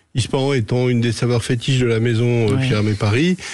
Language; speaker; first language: French; native; French